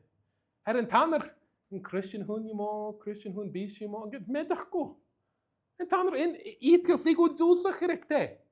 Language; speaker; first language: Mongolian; non-native, learner; English